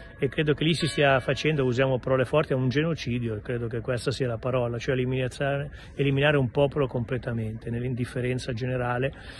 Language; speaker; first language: Italian; native; Italian